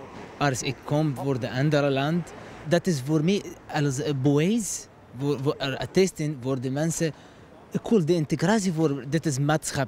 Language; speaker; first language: Dutch; non-native, learner; Arabic